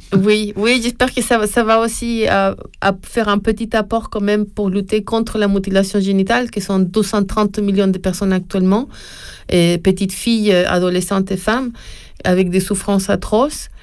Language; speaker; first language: French; non-native, fluent; Spanish